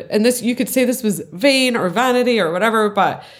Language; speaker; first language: English; native; English